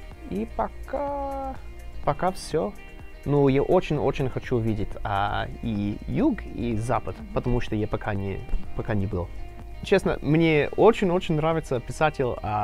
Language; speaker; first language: Russian; non-native, learner; English